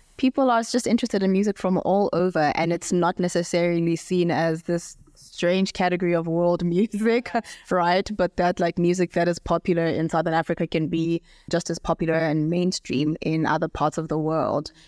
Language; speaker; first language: English; non-native, local second language; Southern Sotho